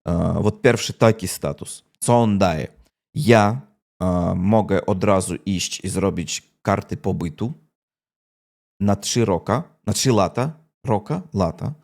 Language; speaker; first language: Polish; non-native, learner; Russian